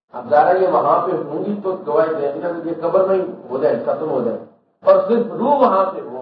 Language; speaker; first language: Urdu; non-native, local second language; Punjabi